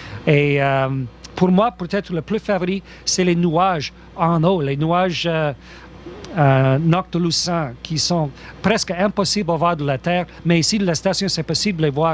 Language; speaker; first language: French; non-native, local second language; English